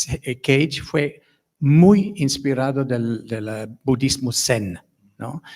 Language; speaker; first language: Spanish; non-native, fluent; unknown